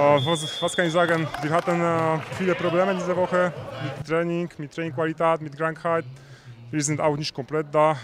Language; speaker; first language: German; non-native, fluent; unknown